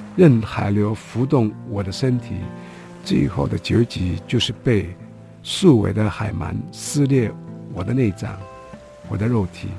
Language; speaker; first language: Chinese; non-native, local second language; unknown